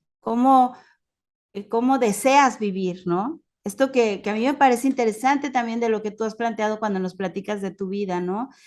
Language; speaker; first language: Spanish; native; Spanish